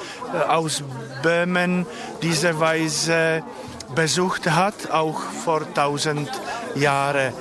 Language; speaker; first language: German; non-native, fluent; Czech